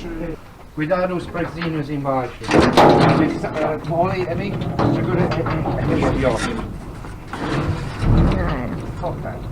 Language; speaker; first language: Portuguese; non-native, learner; English